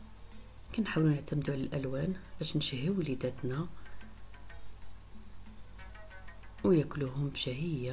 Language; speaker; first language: Arabic; native; Arabic